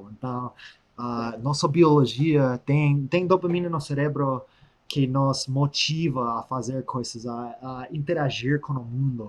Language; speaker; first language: Portuguese; non-native, fluent; English